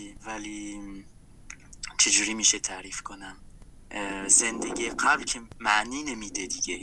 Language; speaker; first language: Persian; non-native, fluent; French